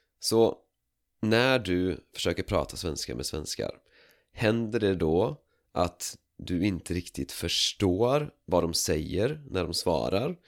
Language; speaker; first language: Swedish; native; Swedish